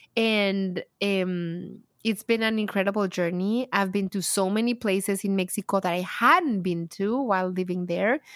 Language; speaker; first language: English; non-native, fluent; Spanish